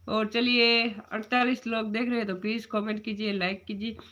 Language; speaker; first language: Hindi; non-native, local second language; Gujarati